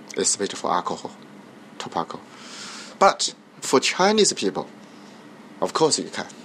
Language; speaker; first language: English; non-native, learner; Chinese